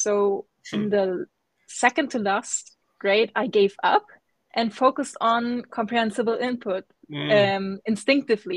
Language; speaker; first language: English; non-native, fluent; German